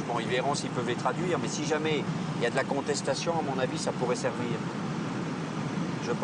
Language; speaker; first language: French; native; French